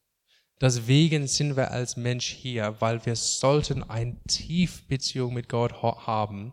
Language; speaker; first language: German; non-native, fluent; English